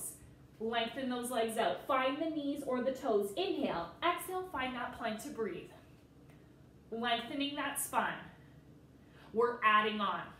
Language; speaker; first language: English; native; English